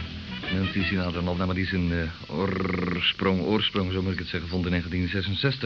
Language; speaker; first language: Dutch; native; Dutch